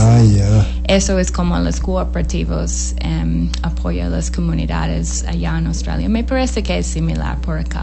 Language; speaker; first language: Spanish; non-native, fluent; English